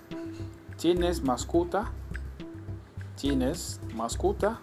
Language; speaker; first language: Spanish; non-native, learner; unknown